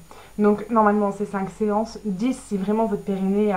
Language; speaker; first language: French; native; French